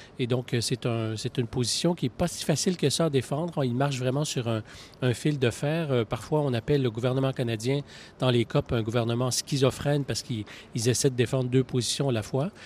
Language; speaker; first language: French; native; French